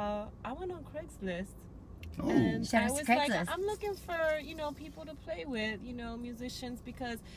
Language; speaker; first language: English; native; English